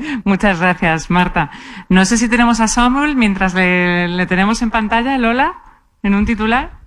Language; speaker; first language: Spanish; native; Spanish